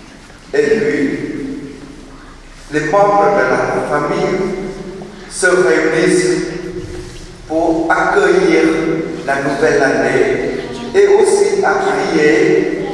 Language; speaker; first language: French; non-native, fluent; Vietnamese